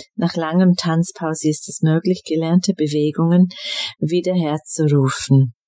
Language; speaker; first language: German; non-native, fluent; English